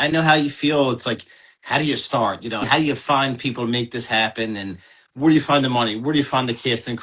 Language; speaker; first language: English; native; English